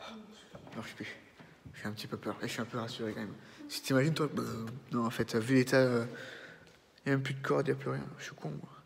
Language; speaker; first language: French; native; French